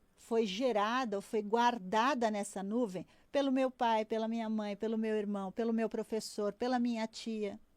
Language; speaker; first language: Portuguese; native; Portuguese